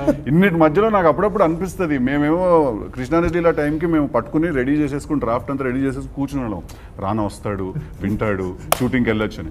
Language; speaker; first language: Telugu; native; Telugu